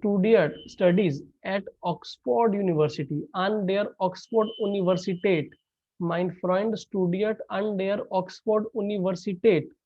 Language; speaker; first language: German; non-native, fluent; Hindi